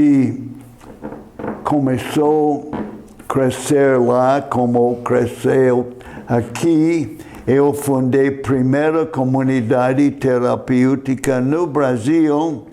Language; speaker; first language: Portuguese; non-native, fluent; English